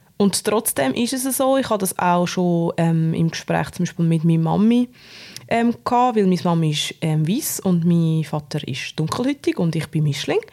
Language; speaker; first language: German; native; German